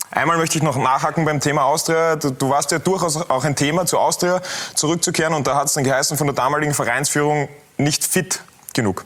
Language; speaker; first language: German; native; German